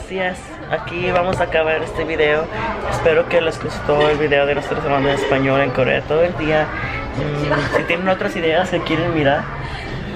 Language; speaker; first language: Spanish; native; Spanish